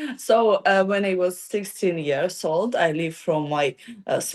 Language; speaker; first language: English; non-native, learner; Ukrainian